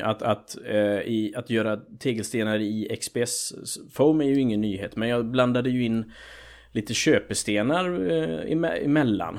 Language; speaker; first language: Swedish; native; Swedish